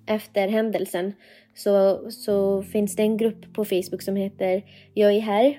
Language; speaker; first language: Swedish; non-native, fluent; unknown